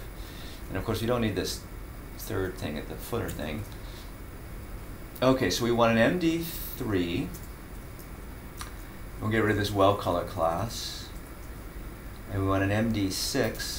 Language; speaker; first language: English; native; English